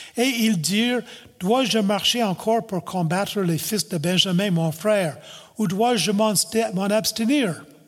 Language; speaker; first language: French; non-native, local second language; English